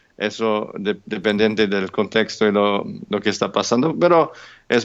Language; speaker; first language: Spanish; non-native, fluent; English